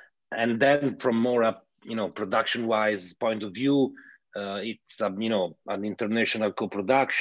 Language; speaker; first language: English; non-native, fluent; Italian